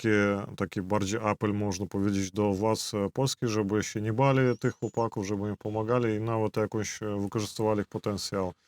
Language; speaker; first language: Polish; non-native, fluent; Belarusian